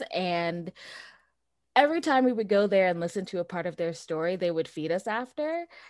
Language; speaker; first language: English; early bilingual, other home language; Portuguese